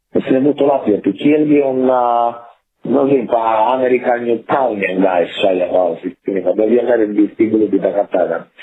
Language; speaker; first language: Latvian; non-native, fluent; Italian